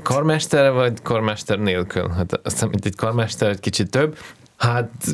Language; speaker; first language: Hungarian; non-native, fluent; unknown